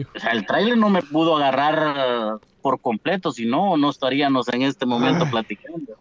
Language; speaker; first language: Spanish; native; Spanish